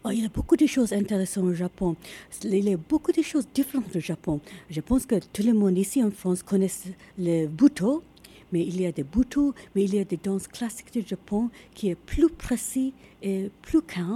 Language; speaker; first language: French; non-native, learner; Japanese